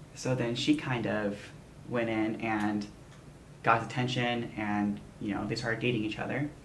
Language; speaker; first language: English; native; English